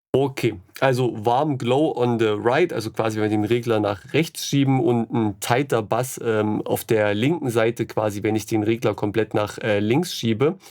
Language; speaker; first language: German; native; German